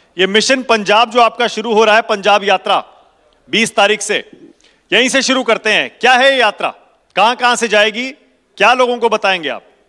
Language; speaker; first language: Hindi; native; Hindi